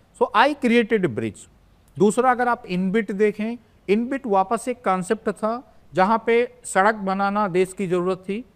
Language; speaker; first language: Hindi; native; Hindi